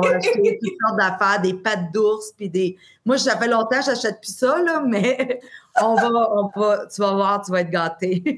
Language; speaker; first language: French; native; French